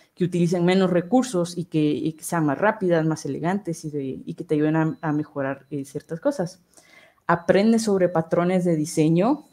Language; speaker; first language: Spanish; native; Spanish